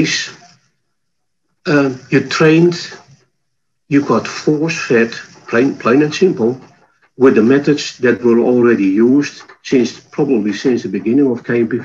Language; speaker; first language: English; non-native, fluent; Dutch